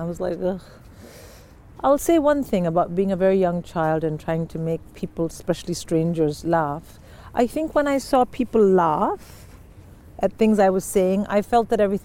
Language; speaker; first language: English; non-native, local second language; Hindi